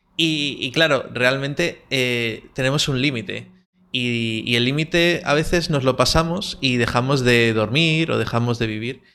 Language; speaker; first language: Spanish; native; Spanish